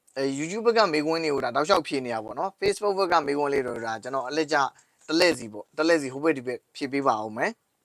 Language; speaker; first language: Burmese; native; Burmese